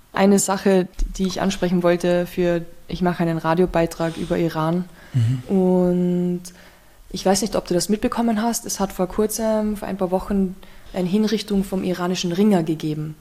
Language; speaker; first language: German; native; German